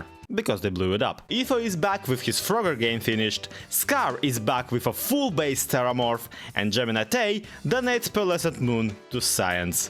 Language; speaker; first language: English; native; English